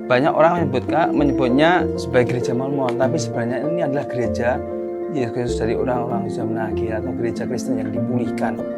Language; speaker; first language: Indonesian; native; Indonesian